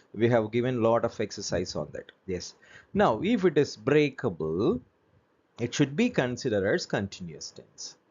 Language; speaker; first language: English; non-native, local second language; Tamil